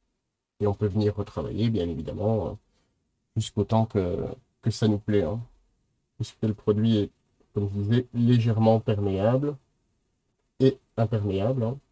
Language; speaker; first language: French; native; French